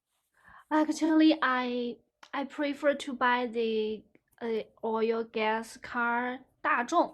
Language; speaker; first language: English; non-native, learner; Chinese